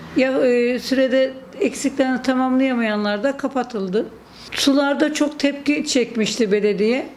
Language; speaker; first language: Turkish; native; Turkish